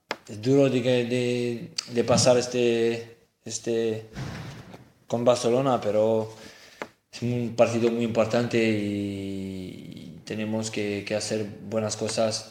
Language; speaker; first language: Spanish; non-native, fluent; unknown